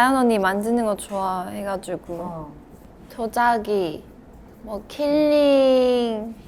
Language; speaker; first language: Korean; non-native, fluent; Chinese